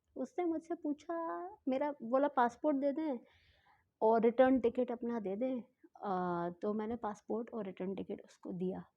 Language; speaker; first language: Urdu; native; Urdu